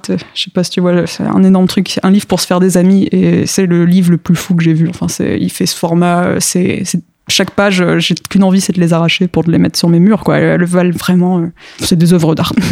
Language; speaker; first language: French; early bilingual, other home language; Spanish